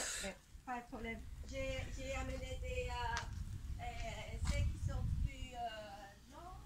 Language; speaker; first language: French; non-native, learner; Spanish